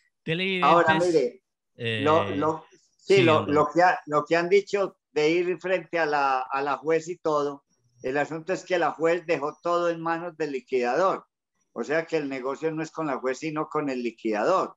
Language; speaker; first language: Spanish; native; Spanish